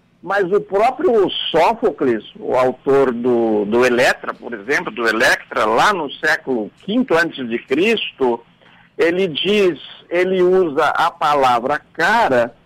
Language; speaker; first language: Portuguese; native; Portuguese